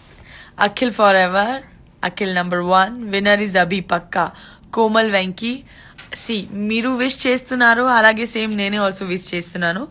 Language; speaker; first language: Telugu; non-native, learner; Gujarati